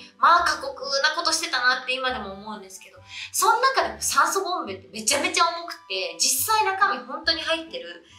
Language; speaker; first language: Japanese; early bilingual, other home language; Vietnamese